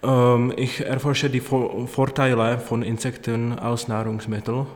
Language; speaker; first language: German; non-native, learner; Czech